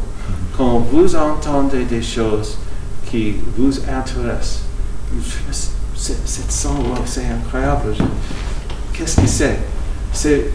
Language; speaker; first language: French; non-native, fluent; English